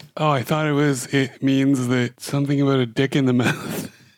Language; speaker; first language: English; native; English